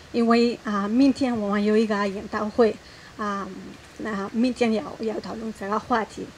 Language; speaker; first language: Chinese; non-native, fluent; Spanish